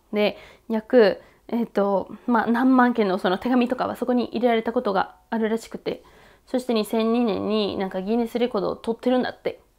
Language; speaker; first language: Japanese; non-native, fluent; Spanish